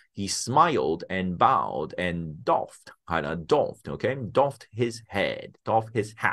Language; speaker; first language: English; non-native, local second language; Cantonese